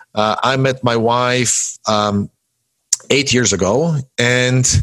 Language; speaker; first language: English; early bilingual, other home language; Polish